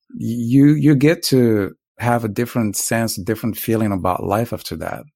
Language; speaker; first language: English; non-native, fluent; Arabic